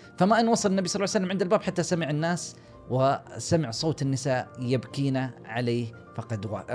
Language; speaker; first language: Arabic; native; Arabic